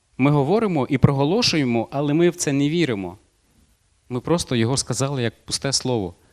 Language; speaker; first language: Ukrainian; non-native, local second language; Russian